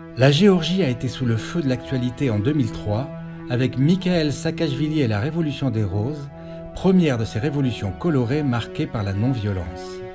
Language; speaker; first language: French; native; French